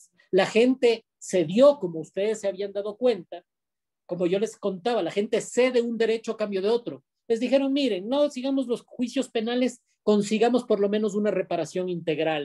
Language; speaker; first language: Spanish; native; Spanish